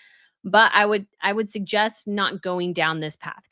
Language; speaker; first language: English; native; English